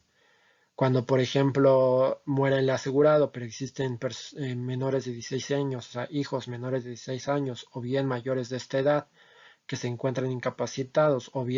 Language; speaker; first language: Spanish; native; Spanish